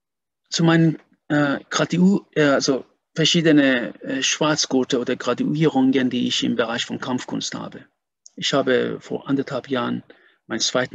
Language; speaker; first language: German; non-native, fluent; Persian